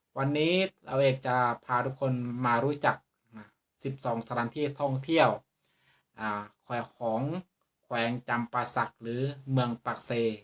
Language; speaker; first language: Thai; native; Thai